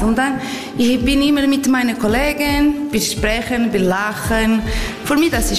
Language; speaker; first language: German; non-native, learner; Portuguese